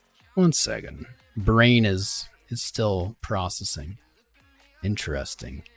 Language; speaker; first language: English; native; English